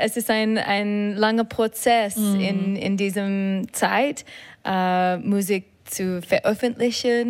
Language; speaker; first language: German; non-native, learner; English